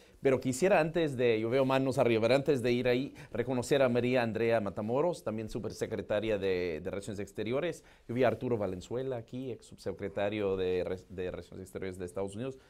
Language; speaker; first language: Spanish; non-native, fluent; English